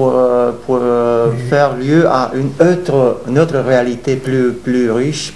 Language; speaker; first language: French; non-native, fluent; Romanian